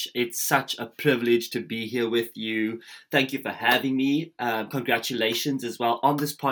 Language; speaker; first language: English; native; English